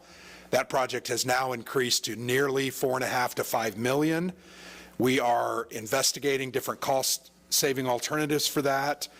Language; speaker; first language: English; native; English